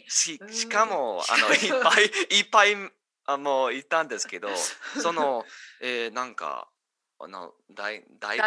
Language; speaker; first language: Japanese; non-native, fluent; English